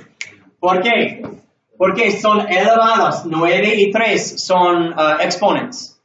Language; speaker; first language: Spanish; non-native, learner; English